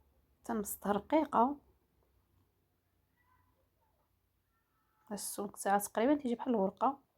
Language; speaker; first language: Arabic; native; Arabic